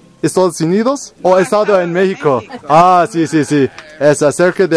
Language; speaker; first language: Spanish; non-native, learner; English